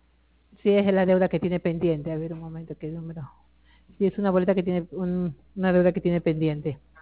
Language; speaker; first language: Spanish; native; Spanish